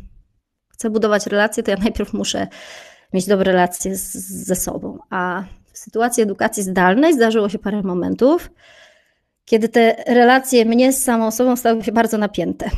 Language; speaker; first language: Polish; native; Polish